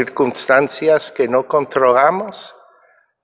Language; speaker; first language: Spanish; non-native, fluent; English